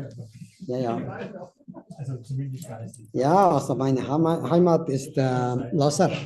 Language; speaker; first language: German; non-native, learner; Tibetan